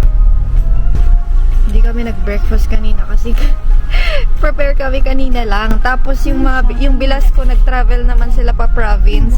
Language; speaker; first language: Filipino; native; Filipino